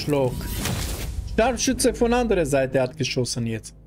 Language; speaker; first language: German; non-native, fluent; Romanian